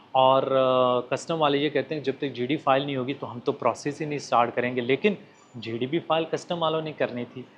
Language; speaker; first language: Urdu; non-native, local second language; Punjabi